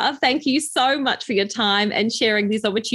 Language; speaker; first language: English; native; English